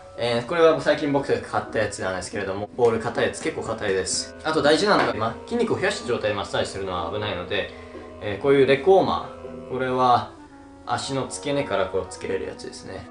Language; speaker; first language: Japanese; native; Japanese